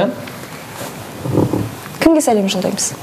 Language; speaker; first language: Kazakh; native; Kazakh